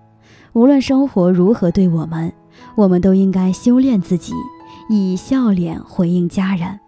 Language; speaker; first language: Chinese; native; Chinese